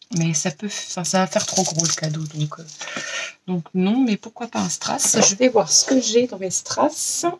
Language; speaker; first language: French; native; French